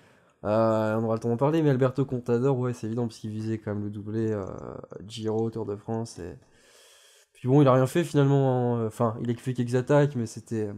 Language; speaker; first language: French; native; French